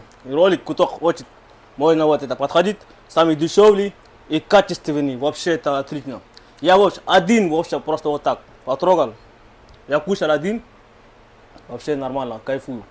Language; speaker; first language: Russian; non-native, learner; Kyrgyz